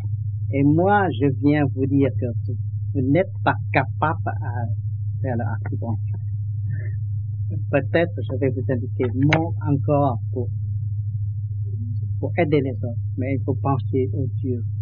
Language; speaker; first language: French; non-native, learner; Vietnamese